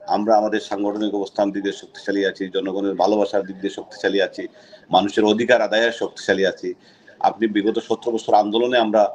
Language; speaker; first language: Bangla; native; Bangla